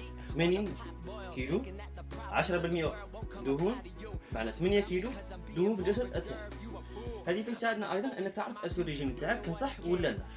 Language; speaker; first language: Arabic; native; Arabic